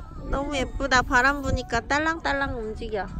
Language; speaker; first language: Korean; native; Korean